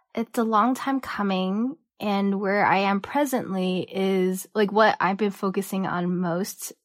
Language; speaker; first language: English; early bilingual, other home language; Cantonese